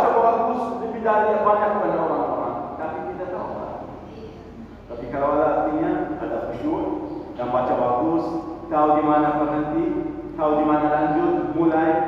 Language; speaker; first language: Indonesian; non-native, learner; Arabic